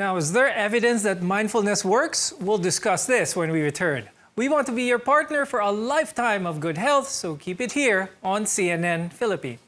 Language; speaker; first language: English; non-native, local second language; Filipino